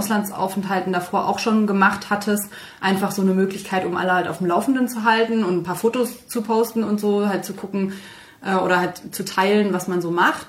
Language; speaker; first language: German; native; German